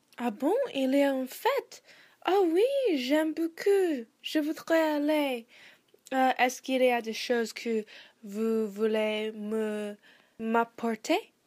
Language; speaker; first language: French; non-native, learner; English